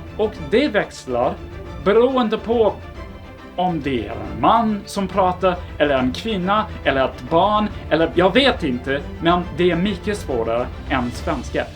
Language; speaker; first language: Swedish; non-native, fluent; English